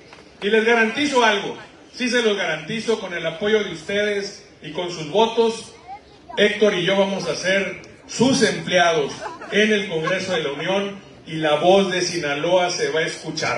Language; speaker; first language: Spanish; native; Spanish